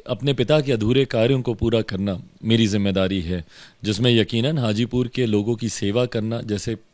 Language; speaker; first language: Hindi; native; Hindi